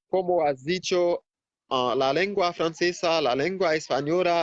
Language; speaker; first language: Spanish; non-native, fluent; Haitian Creole